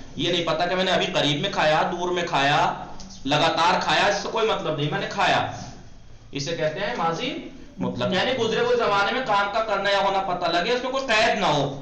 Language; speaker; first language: Urdu; native; Urdu